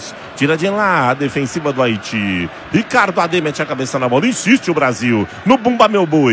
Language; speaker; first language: Portuguese; native; Portuguese